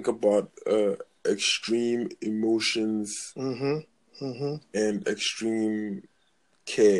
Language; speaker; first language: English; non-native, local second language; Akan